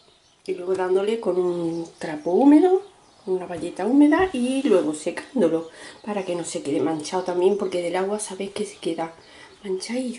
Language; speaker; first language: Spanish; native; Spanish